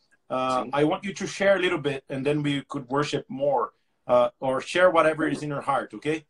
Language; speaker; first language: English; non-native, fluent; Portuguese